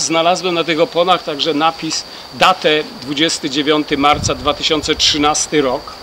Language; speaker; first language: Polish; native; Polish